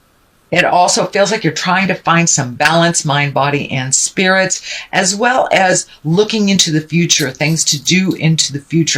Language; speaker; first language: English; native; English